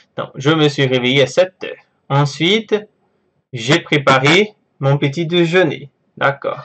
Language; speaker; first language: French; non-native, fluent; Portuguese